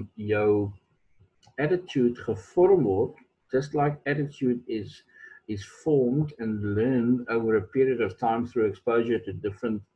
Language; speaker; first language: English; non-native, local second language; Afrikaans